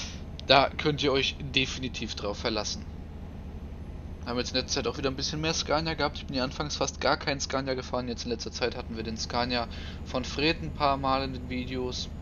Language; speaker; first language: German; native; German